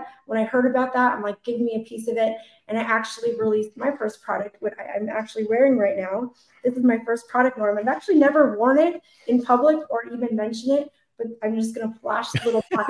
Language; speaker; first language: English; native; English